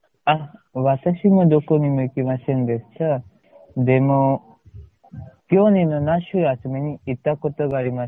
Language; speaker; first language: Japanese; non-native, learner; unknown